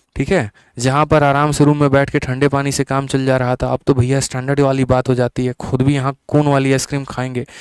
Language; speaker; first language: Hindi; native; Hindi